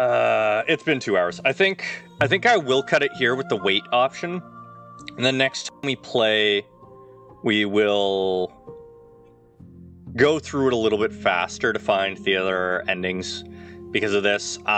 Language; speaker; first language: English; native; English